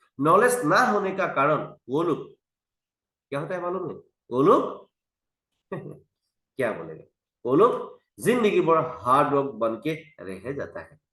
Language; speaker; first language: Hindi; non-native, local second language; Assamese